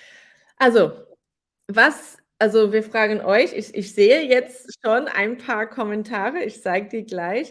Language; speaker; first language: German; non-native, fluent; English